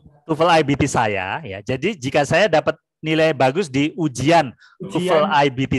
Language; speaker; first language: Indonesian; native; Indonesian